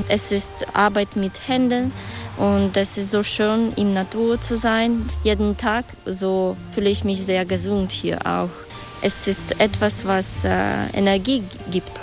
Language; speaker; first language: German; non-native, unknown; Russian